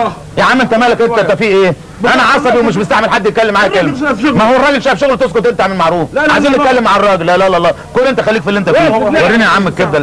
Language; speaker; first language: Arabic; native; Arabic